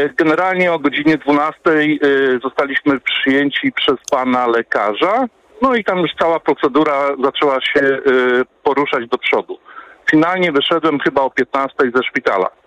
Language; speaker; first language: Polish; native; Polish